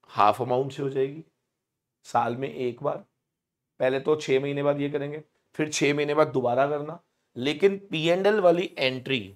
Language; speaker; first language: Hindi; native; Hindi